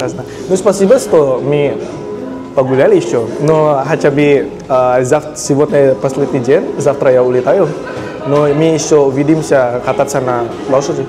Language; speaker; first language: Russian; non-native, learner; Indonesian